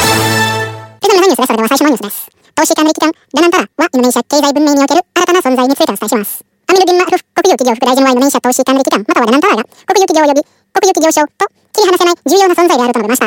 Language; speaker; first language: Japanese; non-native, fluent; Indonesian